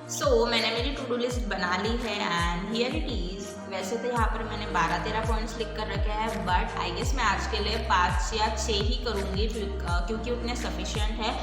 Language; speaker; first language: Hindi; non-native, local second language; Marathi